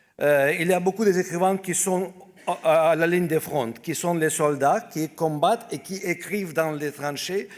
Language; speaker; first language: French; non-native, fluent; Ukrainian